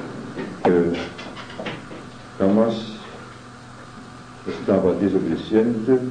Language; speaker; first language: Spanish; non-native, fluent; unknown